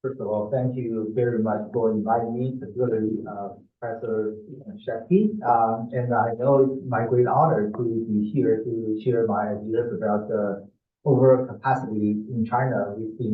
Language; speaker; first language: English; non-native, fluent; Chinese